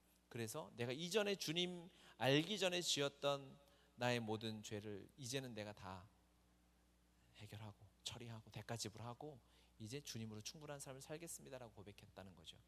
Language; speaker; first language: Korean; native; Korean